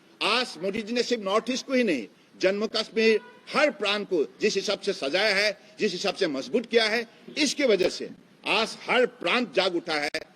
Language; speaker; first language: Hindi; non-native, local second language; Assamese